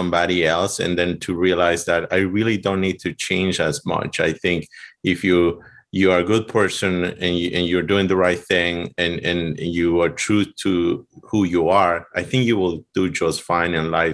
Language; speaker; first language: English; non-native, fluent; Spanish